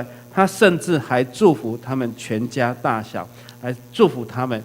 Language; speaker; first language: Chinese; native; Chinese